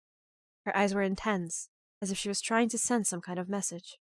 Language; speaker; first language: English; non-native, fluent; Polish